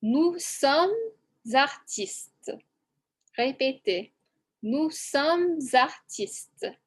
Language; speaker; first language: French; non-native, fluent; English